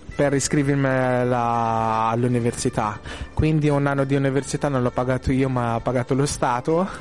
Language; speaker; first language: Italian; non-native, fluent; Filipino